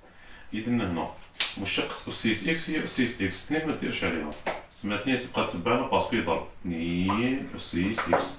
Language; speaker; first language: Arabic; native; Arabic